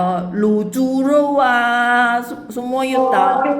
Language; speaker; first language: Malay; non-native, local second language; Chinese